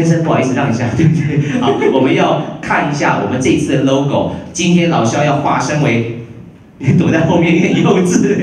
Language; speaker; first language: Chinese; native; Chinese